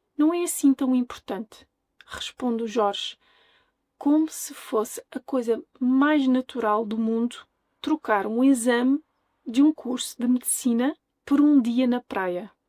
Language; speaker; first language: Portuguese; native; Portuguese